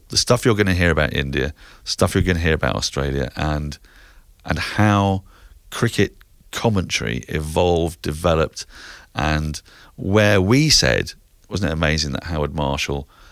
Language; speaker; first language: English; native; English